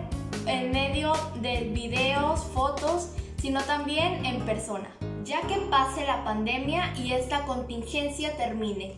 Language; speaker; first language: Spanish; native; Spanish